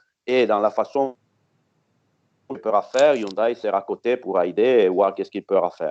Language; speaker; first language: French; non-native, fluent; Italian